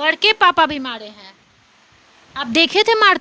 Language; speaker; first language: Hindi; native; Hindi